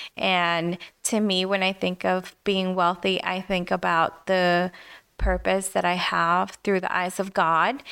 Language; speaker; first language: English; early bilingual, other home language; Spanish